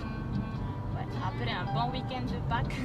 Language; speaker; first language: French; native; French